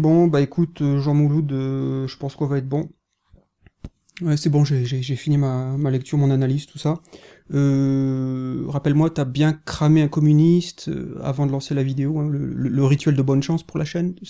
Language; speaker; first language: French; native; French